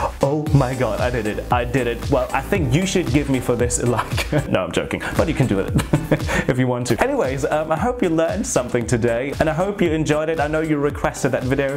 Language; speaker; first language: English; non-native, fluent; German